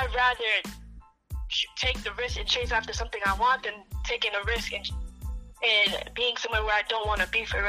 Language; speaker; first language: English; native; English